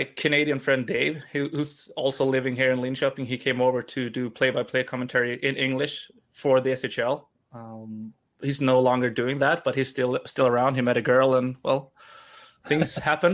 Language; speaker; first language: English; non-native, fluent; Swedish